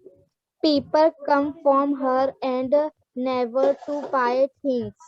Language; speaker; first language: English; non-native, learner; Hindi